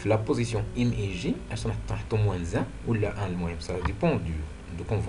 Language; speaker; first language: French; non-native, local second language; Arabic